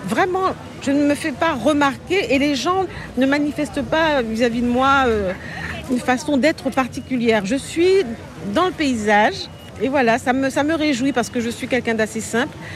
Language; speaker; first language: French; native; French